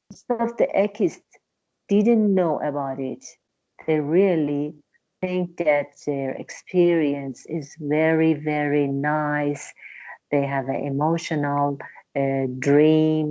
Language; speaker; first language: English; non-native, learner; Persian